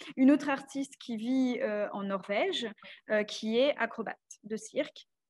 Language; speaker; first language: French; native; French